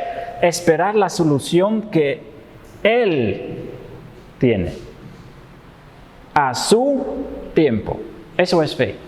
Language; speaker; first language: Spanish; non-native, fluent; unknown